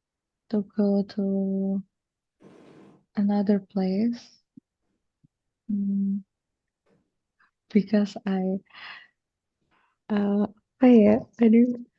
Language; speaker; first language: English; non-native, learner; Indonesian